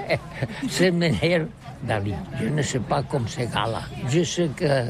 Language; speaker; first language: French; non-native, learner; Catalan